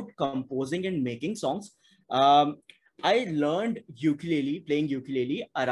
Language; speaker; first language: English; non-native, local second language; Hindi